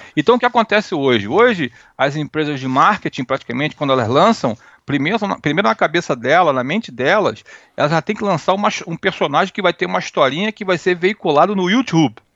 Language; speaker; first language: Portuguese; native; Portuguese